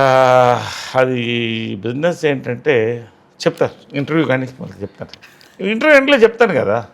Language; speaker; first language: Telugu; native; Telugu